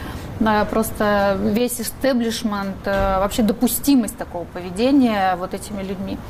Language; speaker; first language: Russian; native; Russian